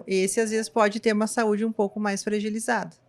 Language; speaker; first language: Portuguese; native; Portuguese